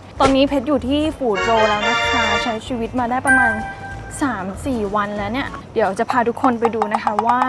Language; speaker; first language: Thai; native; Thai